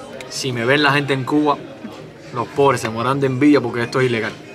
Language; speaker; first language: Spanish; native; Spanish